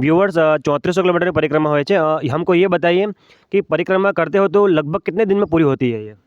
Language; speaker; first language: Hindi; non-native, local second language; Gujarati